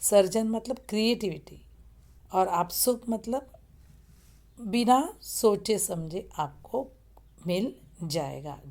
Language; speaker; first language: Hindi; non-native, local second language; Marathi